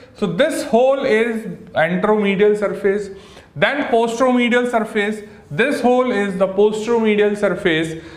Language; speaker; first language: English; non-native, local second language; Hindi